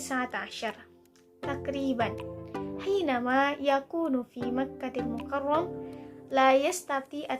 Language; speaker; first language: Arabic; non-native, learner; Indonesian